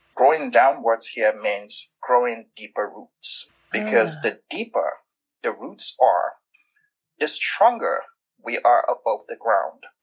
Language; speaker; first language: English; non-native, local second language; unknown